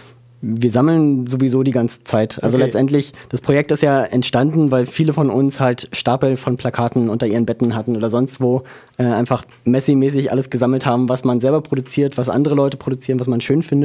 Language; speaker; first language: German; native; German